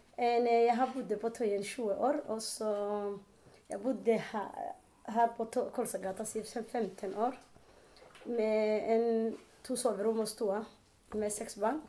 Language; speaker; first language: Norwegian; non-native, learner; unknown